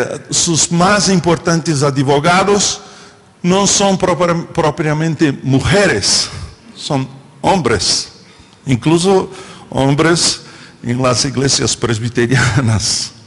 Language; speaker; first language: Spanish; non-native, fluent; Portuguese